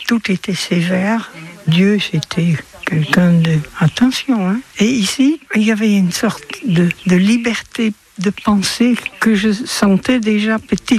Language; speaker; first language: French; non-native, fluent; Dutch